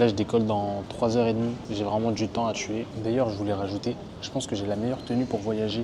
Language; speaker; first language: French; native; French